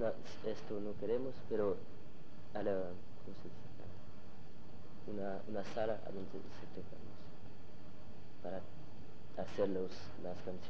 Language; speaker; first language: Spanish; non-native, learner; French